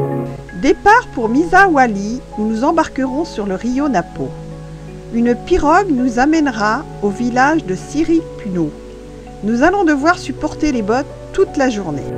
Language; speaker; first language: French; native; French